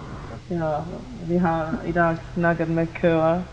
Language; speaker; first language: Danish; non-native, learner; Finnish